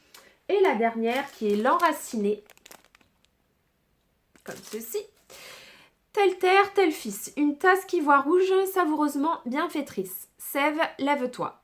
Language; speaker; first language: French; native; French